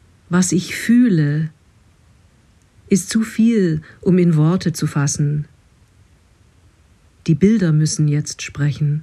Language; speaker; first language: German; non-native, fluent; English